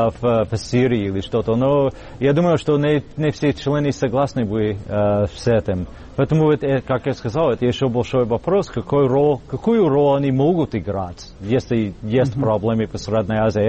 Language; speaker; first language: Russian; non-native, learner; English